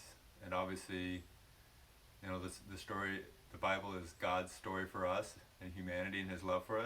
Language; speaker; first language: English; native; English